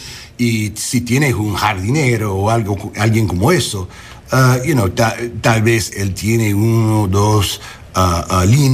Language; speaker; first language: Spanish; non-native, learner; English